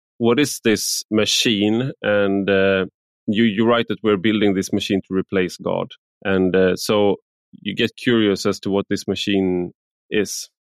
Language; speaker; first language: English; non-native, fluent; Swedish